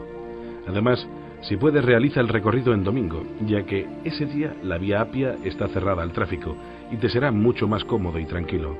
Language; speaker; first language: Spanish; native; Spanish